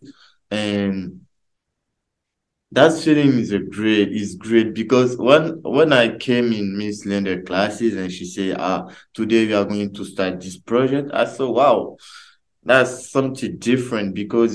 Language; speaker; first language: English; non-native, learner; French